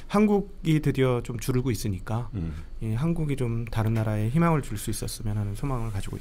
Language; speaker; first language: Korean; native; Korean